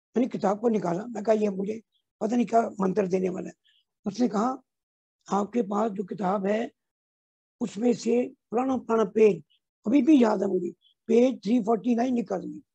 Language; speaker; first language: Hindi; non-native, local second language; Punjabi